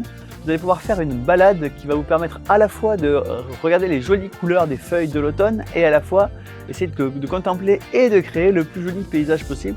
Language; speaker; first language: French; native; French